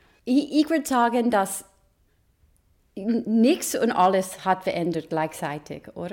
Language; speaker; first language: German; non-native, learner; English